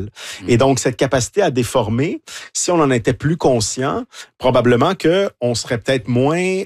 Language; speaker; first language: French; native; French